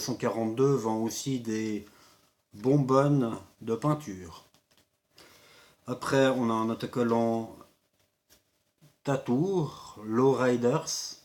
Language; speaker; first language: French; native; French